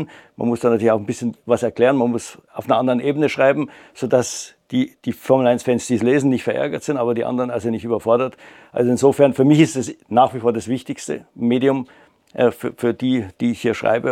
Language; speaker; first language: German; native; German